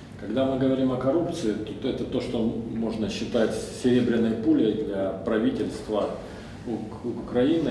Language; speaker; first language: Russian; native; Russian